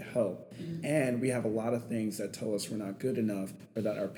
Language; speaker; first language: English; native; English